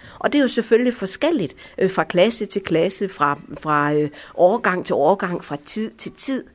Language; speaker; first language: Danish; early bilingual, other home language; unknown